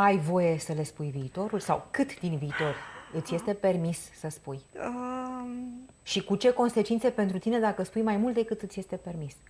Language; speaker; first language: Romanian; native; Romanian